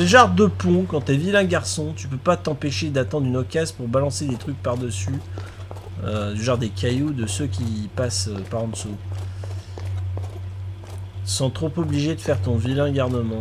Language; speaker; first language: French; native; French